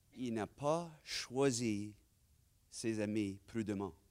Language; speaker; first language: French; non-native, fluent; English